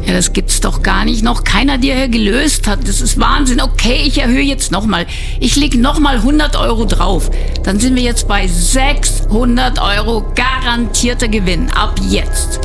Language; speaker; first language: German; native; German